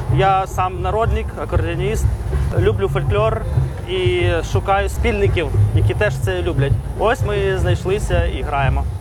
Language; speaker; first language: Ukrainian; non-native, local second language; Russian